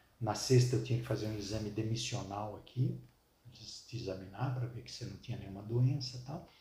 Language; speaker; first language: Portuguese; early bilingual, other home language; Arabic